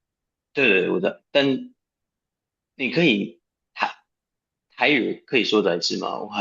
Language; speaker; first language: Chinese; non-native, fluent; English